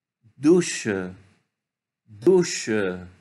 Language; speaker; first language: German; non-native, fluent; Arabic